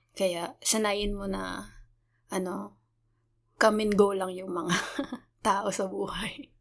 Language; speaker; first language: Filipino; native; Filipino